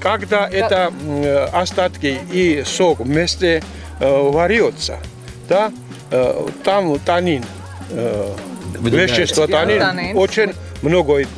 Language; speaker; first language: Russian; non-native, fluent; Georgian